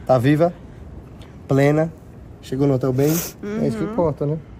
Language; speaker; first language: Portuguese; native; Portuguese